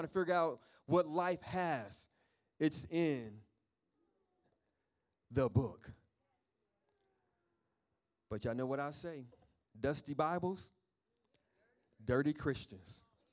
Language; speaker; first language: English; native; English